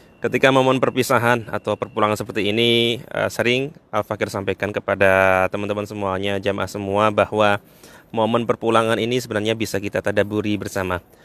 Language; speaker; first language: Indonesian; native; Indonesian